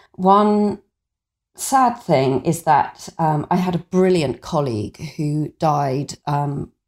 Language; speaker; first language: English; native; English